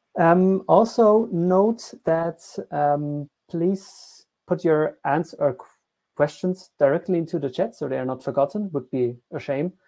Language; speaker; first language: English; non-native, fluent; German